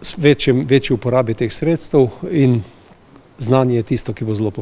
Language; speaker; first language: Slovenian; native; Slovenian